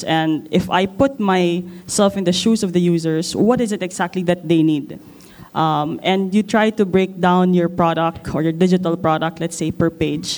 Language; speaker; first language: English; non-native, local second language; Filipino